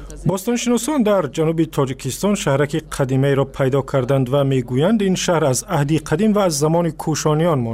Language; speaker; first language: Persian; native; Persian